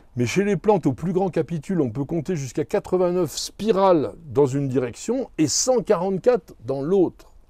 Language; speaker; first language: French; native; French